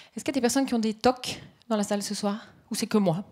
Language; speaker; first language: French; native; French